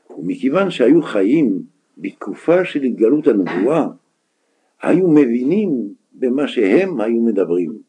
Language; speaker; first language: Hebrew; non-native, fluent; French